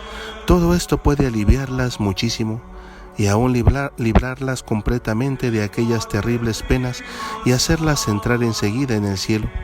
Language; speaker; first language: Spanish; native; Spanish